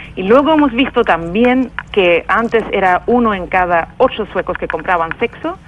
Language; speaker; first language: Spanish; non-native, fluent; Swedish